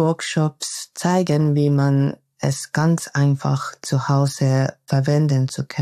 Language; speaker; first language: German; non-native, fluent; Japanese